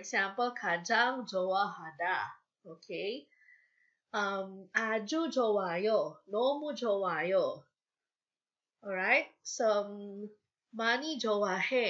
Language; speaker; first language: Korean; non-native, fluent; Filipino